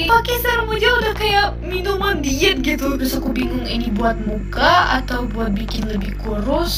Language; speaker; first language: Indonesian; non-native, fluent; German